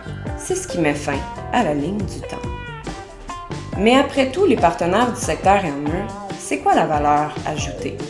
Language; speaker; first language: French; native; French